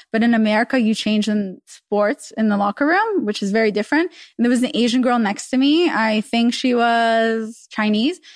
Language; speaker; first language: English; early bilingual, other home language; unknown